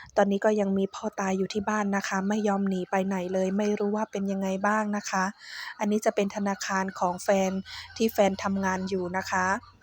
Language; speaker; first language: Thai; non-native, local second language; Shan